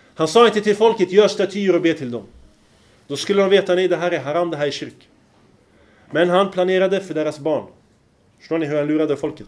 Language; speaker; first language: Swedish; non-native, fluent; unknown